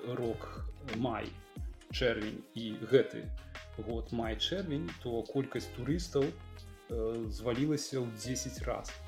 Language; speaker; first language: Belarusian; native; Belarusian